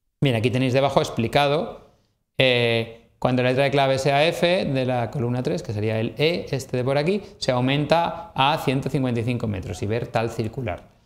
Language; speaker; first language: Spanish; native; Spanish